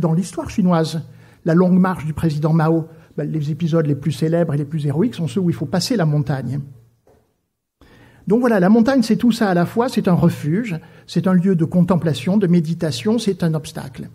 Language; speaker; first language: French; native; French